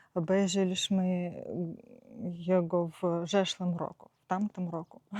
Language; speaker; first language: Polish; non-native, fluent; Ukrainian